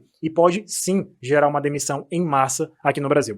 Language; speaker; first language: Portuguese; native; Portuguese